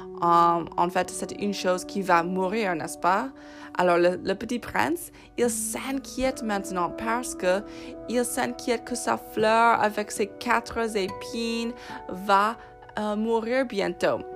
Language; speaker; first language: French; non-native, fluent; English